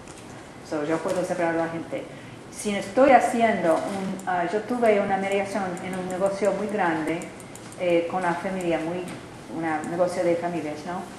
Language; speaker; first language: Spanish; non-native, learner; English